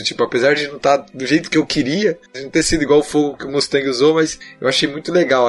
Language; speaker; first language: Portuguese; native; Portuguese